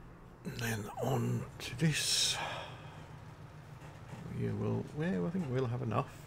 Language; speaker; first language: English; native; English